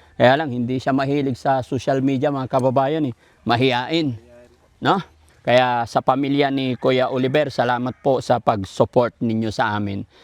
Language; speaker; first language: Filipino; native; Filipino